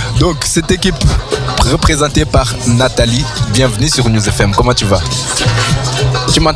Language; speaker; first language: French; native; French